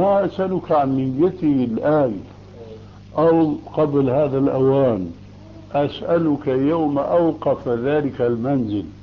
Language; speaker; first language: Arabic; early bilingual, other home language; Albanian